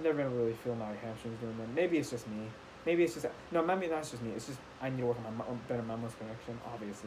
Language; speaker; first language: English; native; English